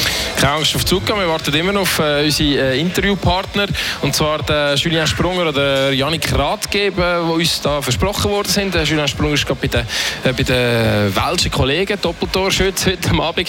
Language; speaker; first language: German; native; German